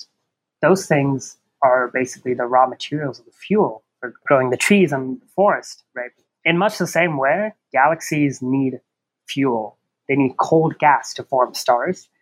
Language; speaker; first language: English; non-native, local second language; Bangla